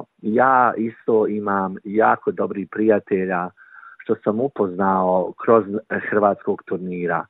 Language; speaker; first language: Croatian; early bilingual, heritage; Croatian